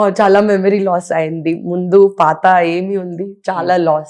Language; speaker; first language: Telugu; non-native, learner; Hindi